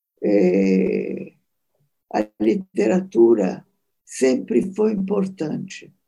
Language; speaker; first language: Portuguese; early bilingual, other home language; Italian